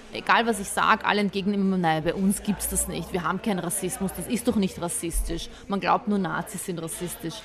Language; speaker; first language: German; early bilingual, other home language; Bosnian